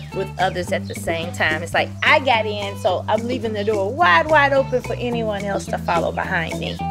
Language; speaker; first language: English; native; English